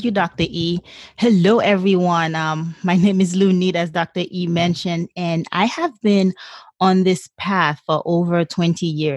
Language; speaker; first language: English; non-native, fluent; Haitian Creole